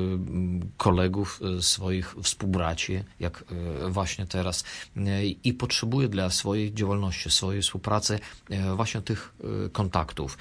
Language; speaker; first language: Polish; non-native, fluent; Russian